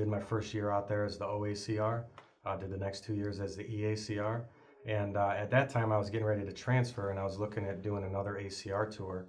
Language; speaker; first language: English; native; English